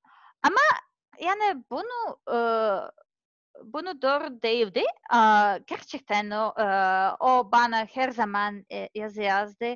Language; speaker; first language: Turkish; non-native, learner; Serbian